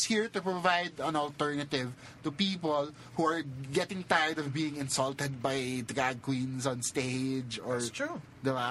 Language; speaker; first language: English; non-native, local second language; Filipino